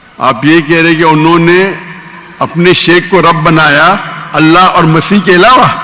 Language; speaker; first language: Urdu; non-native, local second language; Konkani